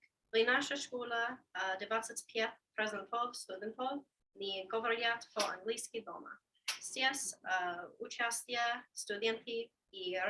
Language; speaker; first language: Russian; non-native, learner; English